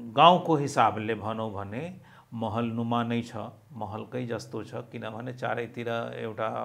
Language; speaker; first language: Nepali; non-native, local second language; Maithili